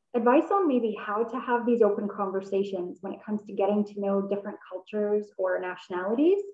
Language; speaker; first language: English; native; English